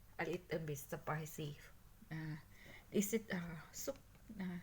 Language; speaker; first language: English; non-native, learner; Thai